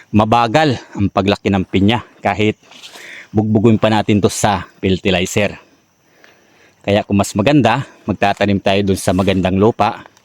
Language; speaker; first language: Filipino; non-native, local second language; Bikol